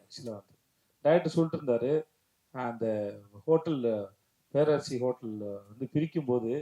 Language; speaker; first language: Tamil; native; Tamil